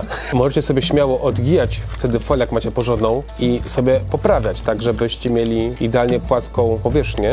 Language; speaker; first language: Polish; native; Polish